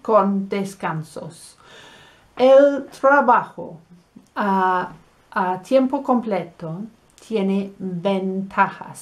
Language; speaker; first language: Spanish; non-native, fluent; English